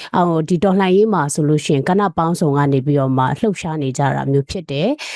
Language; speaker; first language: Burmese; native; Burmese